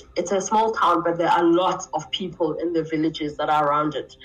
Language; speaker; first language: English; non-native, local second language; Xhosa